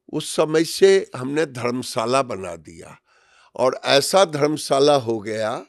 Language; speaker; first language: Hindi; native; Hindi